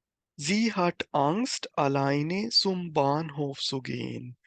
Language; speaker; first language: German; non-native, fluent; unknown